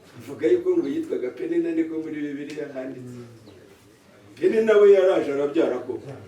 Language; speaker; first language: Kinyarwanda; early bilingual, heritage; Kinyarwanda